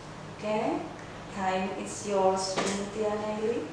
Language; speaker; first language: English; non-native, fluent; Indonesian